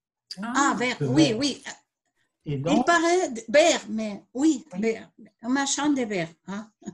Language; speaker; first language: French; non-native, learner; Spanish